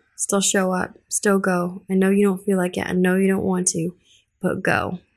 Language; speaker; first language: English; early bilingual, other home language; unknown